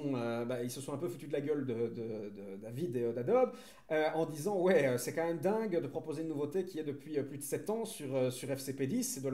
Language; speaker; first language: French; native; French